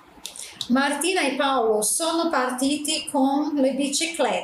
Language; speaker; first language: Italian; non-native, fluent; Portuguese